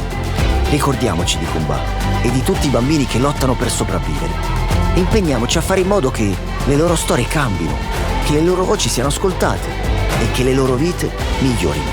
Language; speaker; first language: Italian; native; Italian